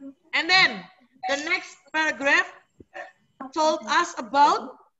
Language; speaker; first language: English; non-native, fluent; Indonesian